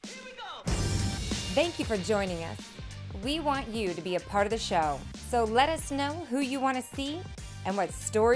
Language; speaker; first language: English; native; English